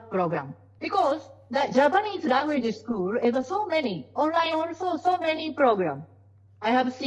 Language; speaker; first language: English; non-native, learner; Japanese